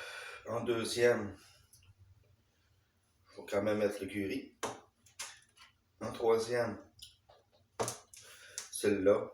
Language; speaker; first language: French; native; French